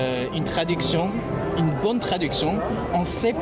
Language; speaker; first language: French; non-native, fluent; English